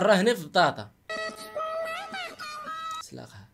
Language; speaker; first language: Arabic; native; Arabic